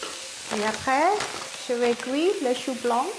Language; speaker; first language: French; non-native, learner; Thai